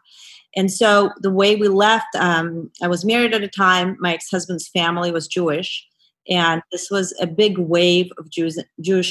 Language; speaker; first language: English; non-native, fluent; Azerbaijani